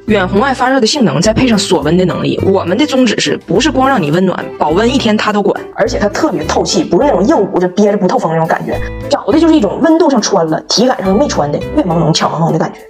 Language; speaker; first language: Chinese; native; Chinese